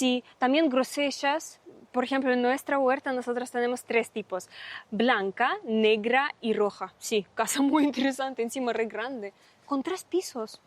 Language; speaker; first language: Spanish; non-native, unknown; Russian